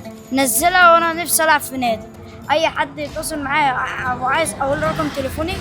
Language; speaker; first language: Arabic; native; Arabic